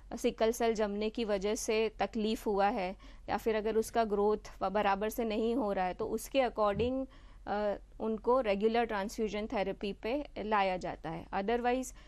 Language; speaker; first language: Hindi; non-native, local second language; Gujarati